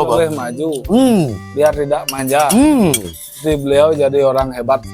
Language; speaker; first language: Indonesian; non-native, local second language; Balinese